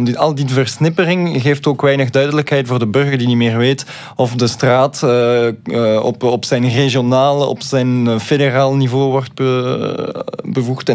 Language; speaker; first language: Dutch; non-native, local second language; French